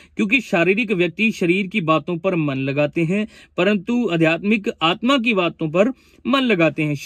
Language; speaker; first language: Hindi; non-native, local second language; Punjabi